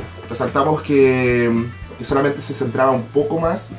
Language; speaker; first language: Spanish; native; Spanish